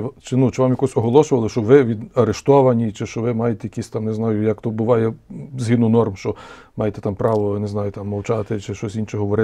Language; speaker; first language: Ukrainian; native; Ukrainian